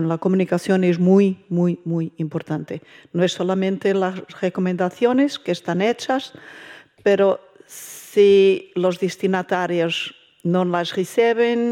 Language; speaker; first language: Spanish; non-native, learner; Portuguese